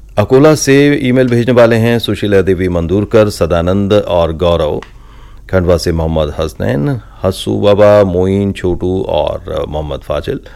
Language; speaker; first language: Hindi; native; Hindi